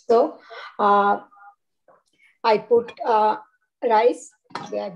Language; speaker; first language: English; non-native, learner; Bangla